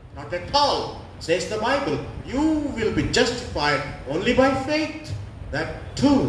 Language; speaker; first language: English; non-native, local second language; Telugu